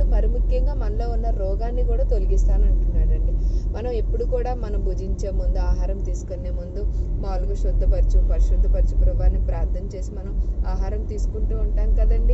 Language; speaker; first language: Telugu; native; Telugu